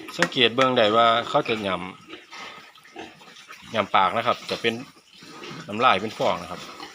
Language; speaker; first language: Thai; native; Thai